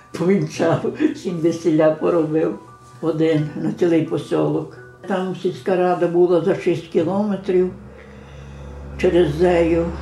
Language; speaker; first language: Ukrainian; native; Ukrainian